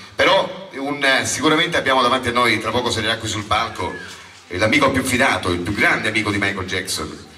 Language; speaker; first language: Italian; native; Italian